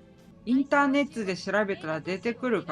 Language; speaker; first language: Japanese; native; Japanese